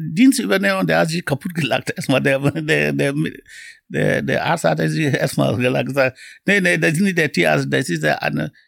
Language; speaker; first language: German; non-native, fluent; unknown